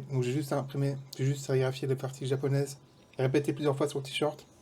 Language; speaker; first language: French; native; French